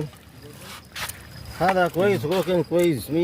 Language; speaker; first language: Arabic; non-native, learner; Filipino